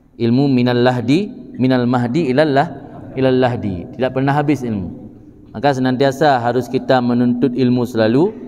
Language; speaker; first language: Malay; non-native, local second language; Achinese